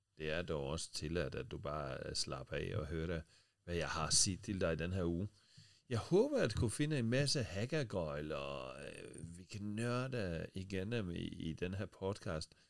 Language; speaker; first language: Danish; non-native, fluent; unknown